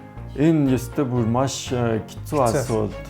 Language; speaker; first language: Mongolian; non-native, fluent; French